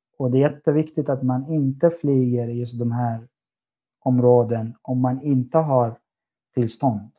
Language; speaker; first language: Swedish; non-native, fluent; Arabic